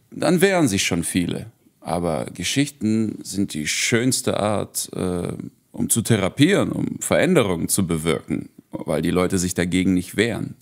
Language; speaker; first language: German; early bilingual, heritage; Russian